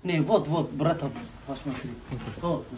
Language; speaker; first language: Russian; non-native, learner; Tajik